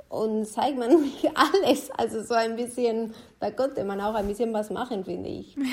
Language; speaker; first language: German; non-native, fluent; Spanish